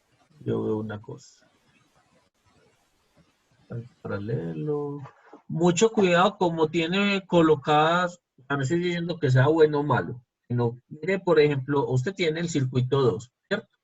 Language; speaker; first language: Spanish; native; Spanish